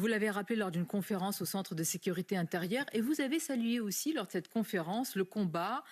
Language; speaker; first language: French; native; French